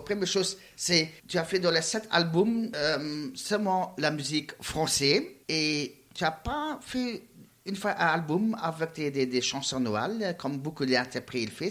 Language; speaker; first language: French; non-native, learner; Luxembourgish